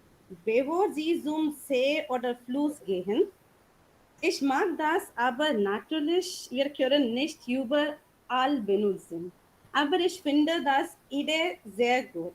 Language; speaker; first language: German; non-native, learner; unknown